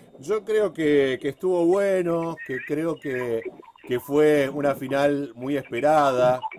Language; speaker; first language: Spanish; native; Spanish